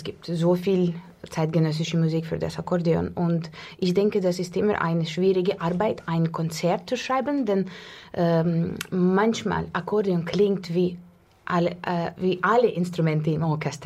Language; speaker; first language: German; non-native, fluent; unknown